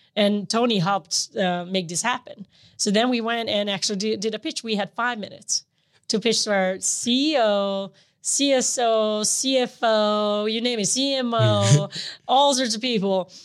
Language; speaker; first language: English; non-native, fluent; Serbian